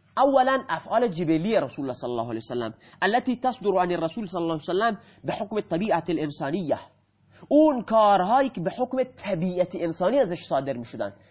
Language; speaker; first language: Persian; native; Persian